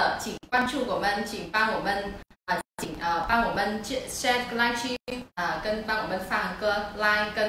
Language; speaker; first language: Chinese; non-native, fluent; Vietnamese